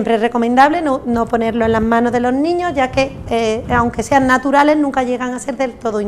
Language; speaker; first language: Spanish; native; Spanish